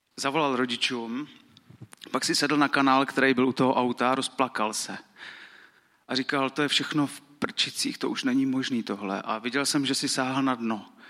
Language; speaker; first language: Czech; native; Czech